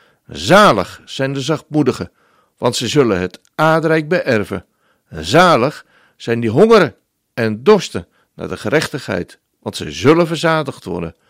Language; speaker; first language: Dutch; native; Dutch